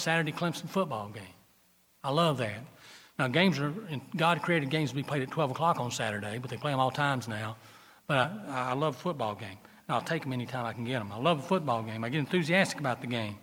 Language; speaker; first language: English; native; English